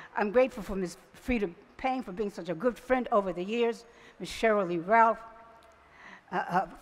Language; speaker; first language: English; native; English